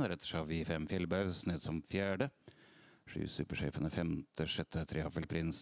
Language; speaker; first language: Norwegian; native; Norwegian